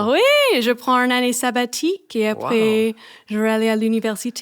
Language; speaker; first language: French; non-native, fluent; English